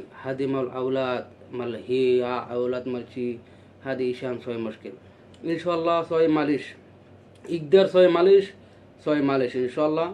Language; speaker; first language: Arabic; non-native, learner; Bangla